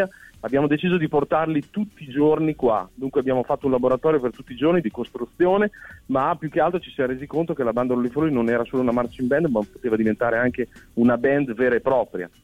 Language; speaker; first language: Italian; native; Italian